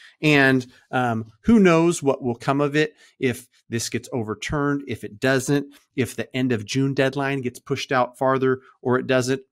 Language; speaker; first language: English; native; English